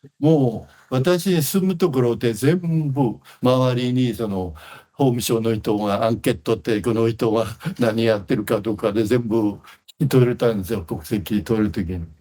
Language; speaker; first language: Japanese; non-native, fluent; Khmer